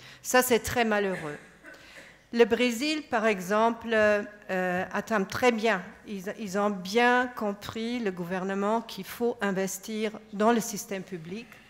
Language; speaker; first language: French; non-native, fluent; German